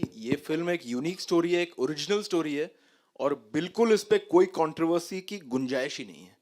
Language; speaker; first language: Hindi; native; Hindi